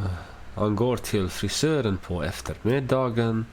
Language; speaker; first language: Swedish; non-native, learner; English